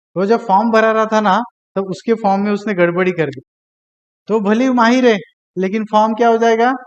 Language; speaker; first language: Hindi; non-native, local second language; Marathi